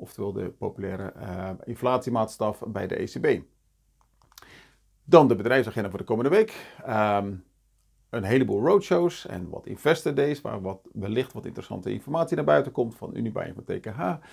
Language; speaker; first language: Dutch; native; Dutch